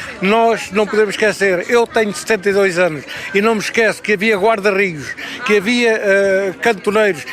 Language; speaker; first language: Portuguese; native; Portuguese